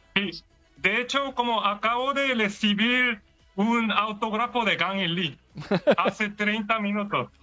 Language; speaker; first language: Spanish; non-native, learner; Korean